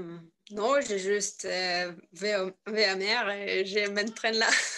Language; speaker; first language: French; non-native, learner; Russian